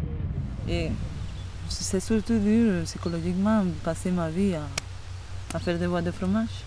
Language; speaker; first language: French; non-native, fluent; Spanish